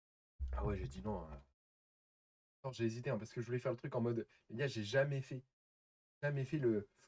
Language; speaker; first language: French; native; French